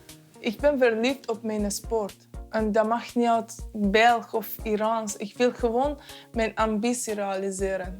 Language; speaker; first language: Dutch; non-native, learner; Persian